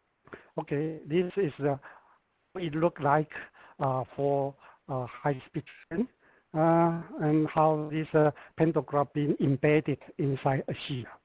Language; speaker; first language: English; non-native, fluent; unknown